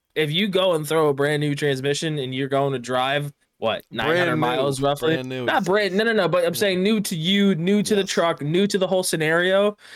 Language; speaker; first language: English; native; English